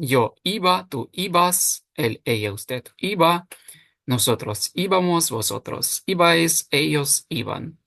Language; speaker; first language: Spanish; non-native, fluent; Ukrainian